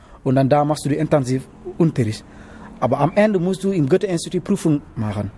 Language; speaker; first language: German; non-native, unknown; Wolof